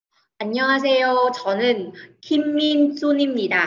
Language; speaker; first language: Korean; non-native, fluent; Vietnamese